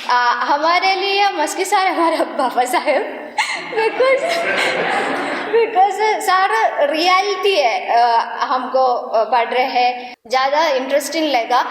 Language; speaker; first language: Hindi; non-native, local second language; Malayalam